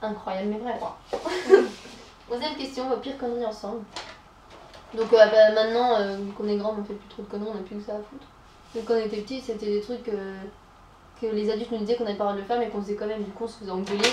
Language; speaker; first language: French; native; French